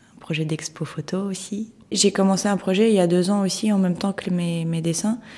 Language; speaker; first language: French; early bilingual, other home language; Russian